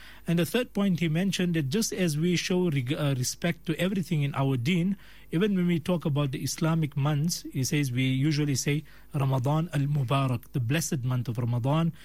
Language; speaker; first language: English; native; English